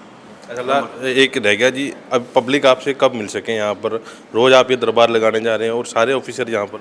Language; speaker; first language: Hindi; native; Hindi